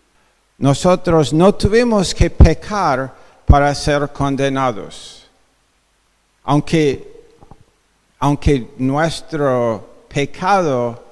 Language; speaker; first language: Spanish; non-native, fluent; English